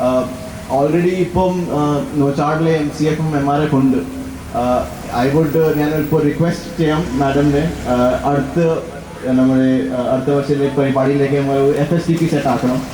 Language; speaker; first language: Malayalam; non-native, fluent; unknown